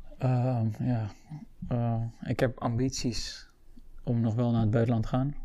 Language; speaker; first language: Dutch; early bilingual, other home language; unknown